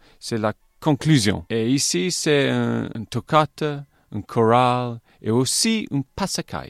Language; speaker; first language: French; non-native, fluent; English